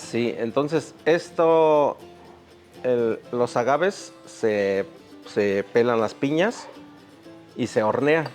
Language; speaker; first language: Spanish; native; Spanish